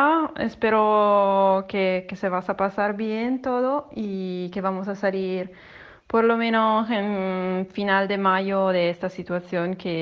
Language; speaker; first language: Spanish; non-native, fluent; Italian